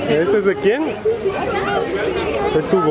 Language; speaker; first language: Spanish; native; Spanish